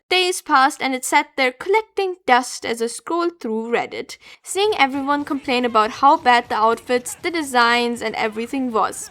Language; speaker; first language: English; native; English